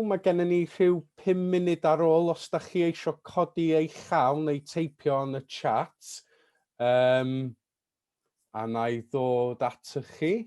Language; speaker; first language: Welsh; non-native, fluent; English